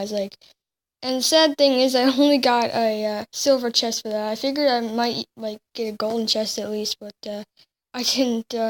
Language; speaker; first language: English; native; English